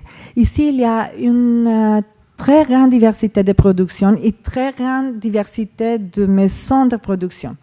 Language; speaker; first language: French; non-native, fluent; Spanish